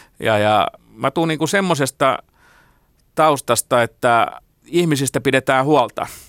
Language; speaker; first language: Finnish; non-native, local second language; Swedish